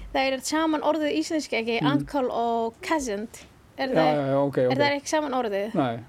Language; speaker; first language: Icelandic; non-native, fluent; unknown